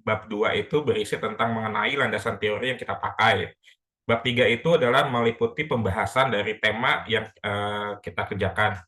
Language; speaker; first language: Indonesian; native; Indonesian